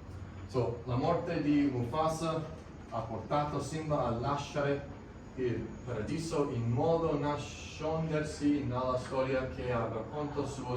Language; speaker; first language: Italian; non-native, learner; English